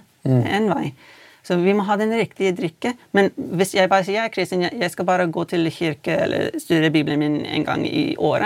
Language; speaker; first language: Norwegian; non-native, fluent; English